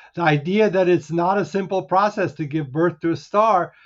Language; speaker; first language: English; early bilingual, other home language; Hungarian